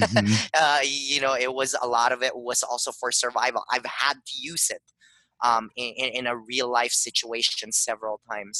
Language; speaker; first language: English; non-native, local second language; Filipino